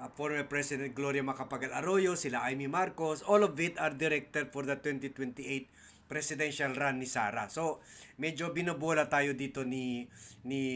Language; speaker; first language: Filipino; non-native, local second language; Chavacano